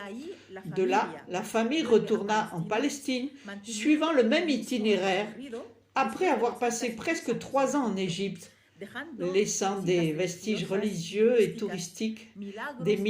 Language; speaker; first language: French; non-native, fluent; Arabic